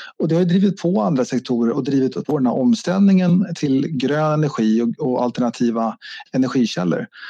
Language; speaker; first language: Swedish; native; Swedish